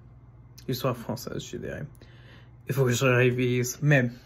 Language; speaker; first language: French; non-native, fluent; English